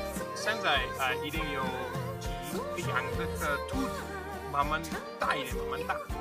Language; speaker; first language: Chinese; non-native, learner; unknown